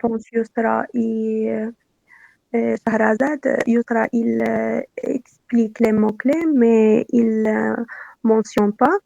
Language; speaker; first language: French; non-native, learner; Arabic